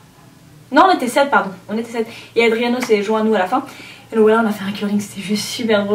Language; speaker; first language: French; native; French